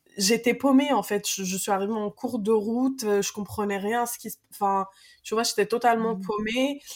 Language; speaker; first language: French; early bilingual, other home language; Arabic